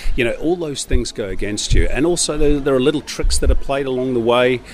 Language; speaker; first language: English; native; English